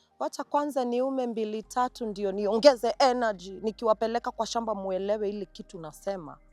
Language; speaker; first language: Swahili; native; Swahili